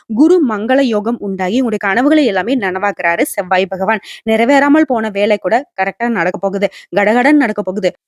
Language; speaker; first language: Tamil; native; Tamil